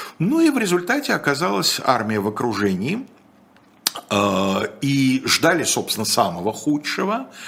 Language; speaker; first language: Russian; native; Russian